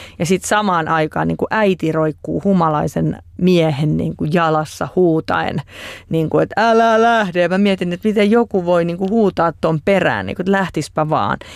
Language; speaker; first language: Finnish; native; Finnish